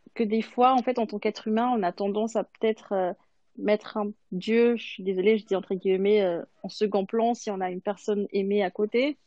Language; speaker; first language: French; non-native, local second language; Malagasy